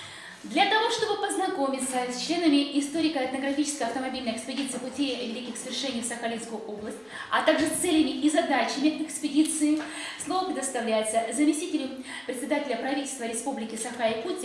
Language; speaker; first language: Russian; native; Russian